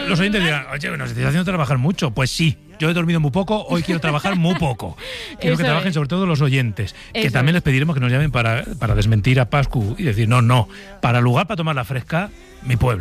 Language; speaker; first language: Spanish; native; Spanish